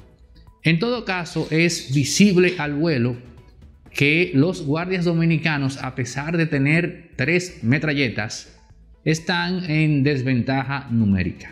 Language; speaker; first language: Spanish; native; Spanish